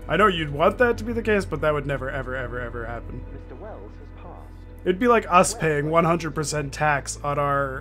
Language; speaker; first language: English; native; English